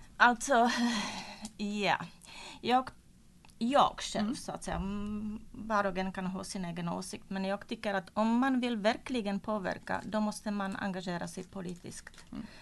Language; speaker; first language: Swedish; non-native, fluent; Czech